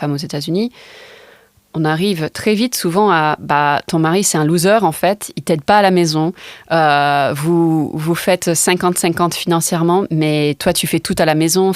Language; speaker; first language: French; non-native, fluent; English